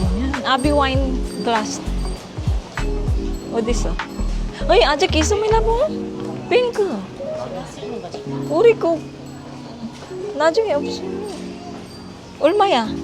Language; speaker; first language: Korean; non-native, learner; Filipino